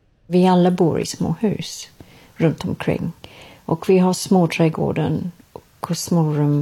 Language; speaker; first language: Swedish; non-native, learner; English